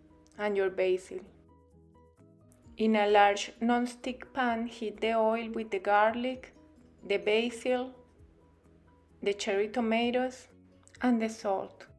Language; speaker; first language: English; non-native, fluent; Italian